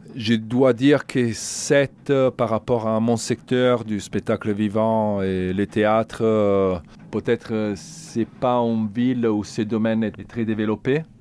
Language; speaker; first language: French; non-native, fluent; Italian